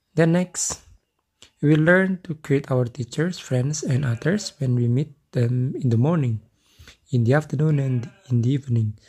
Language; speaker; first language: English; non-native, fluent; Indonesian